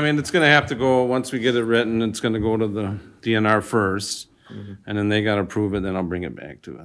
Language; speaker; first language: English; native; English